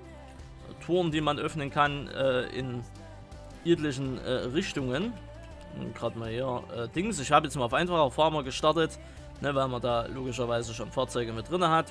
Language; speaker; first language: German; native; German